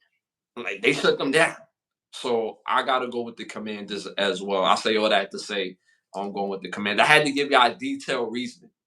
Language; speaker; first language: English; native; English